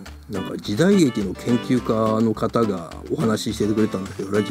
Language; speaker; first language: Japanese; native; Japanese